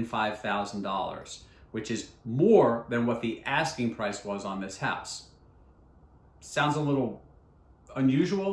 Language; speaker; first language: English; native; English